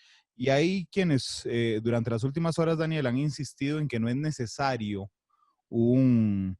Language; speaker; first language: Spanish; native; Spanish